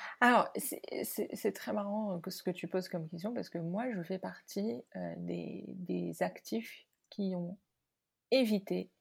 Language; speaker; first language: French; non-native, local second language; Arabic